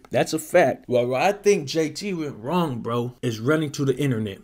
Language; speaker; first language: English; native; English